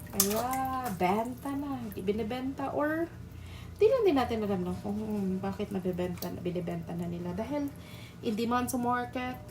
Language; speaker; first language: Filipino; non-native, local second language; Cebuano